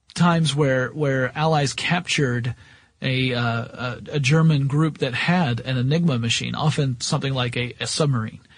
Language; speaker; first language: English; native; English